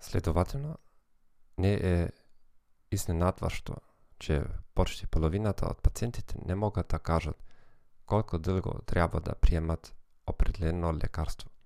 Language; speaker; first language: Bulgarian; non-native, fluent; German